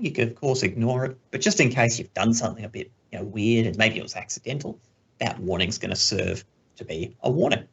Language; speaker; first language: English; native; English